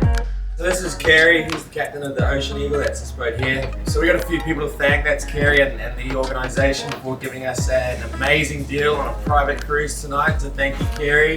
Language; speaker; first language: English; native; English